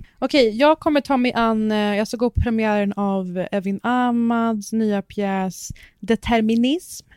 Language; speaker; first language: Swedish; early bilingual, other home language; Persian